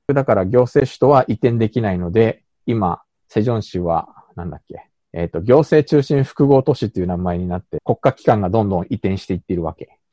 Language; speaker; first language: Japanese; native; Japanese